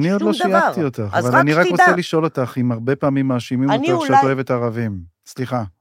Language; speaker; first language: Hebrew; native; Hebrew